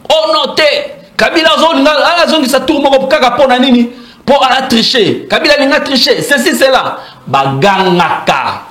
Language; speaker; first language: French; non-native, local second language; Lingala